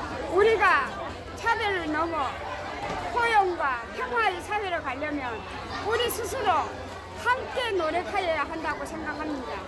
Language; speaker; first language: Korean; non-native, fluent; Chinese